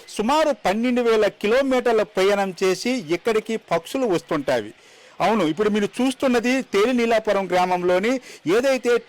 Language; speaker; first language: Telugu; native; Telugu